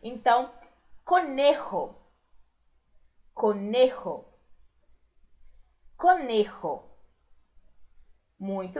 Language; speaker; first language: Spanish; non-native, fluent; Portuguese